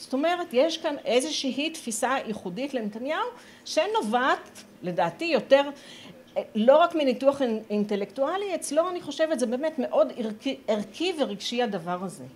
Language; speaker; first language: Hebrew; native; Hebrew